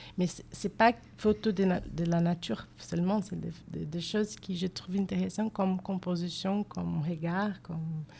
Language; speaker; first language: French; non-native, fluent; Portuguese